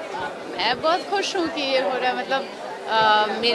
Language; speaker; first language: Hindi; non-native, local second language; French